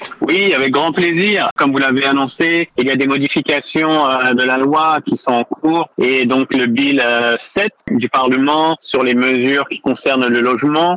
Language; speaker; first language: French; native; French